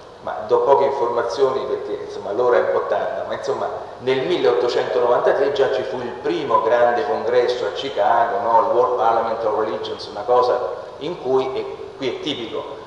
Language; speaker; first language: Italian; native; Italian